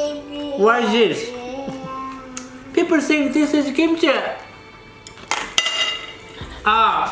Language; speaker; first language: English; non-native, fluent; Korean